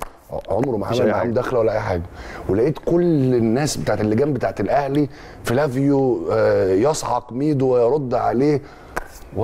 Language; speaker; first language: Arabic; native; Arabic